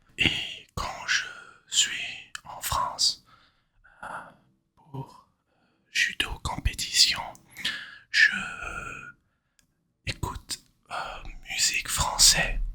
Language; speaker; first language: French; non-native, learner; English